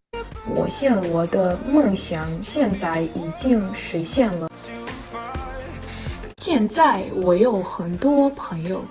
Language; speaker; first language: Chinese; non-native, learner; Russian